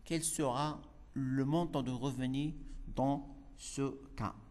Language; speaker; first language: French; non-native, local second language; Arabic